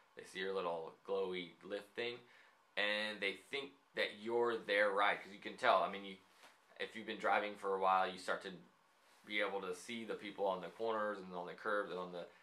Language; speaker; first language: English; native; English